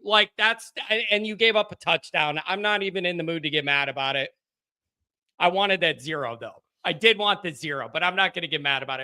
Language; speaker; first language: English; native; English